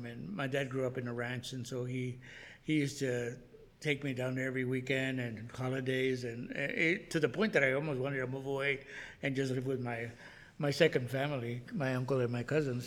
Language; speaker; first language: English; native; English